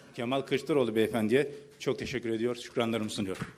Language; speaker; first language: Turkish; native; Turkish